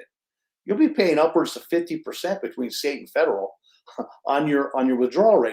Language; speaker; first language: English; native; English